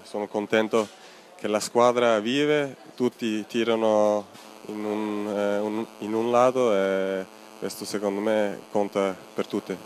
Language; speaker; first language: Italian; non-native, fluent; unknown